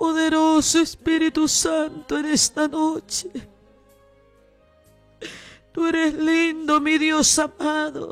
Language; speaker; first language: Spanish; native; Spanish